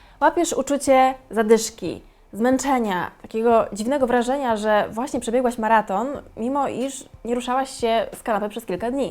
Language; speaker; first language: Polish; native; Polish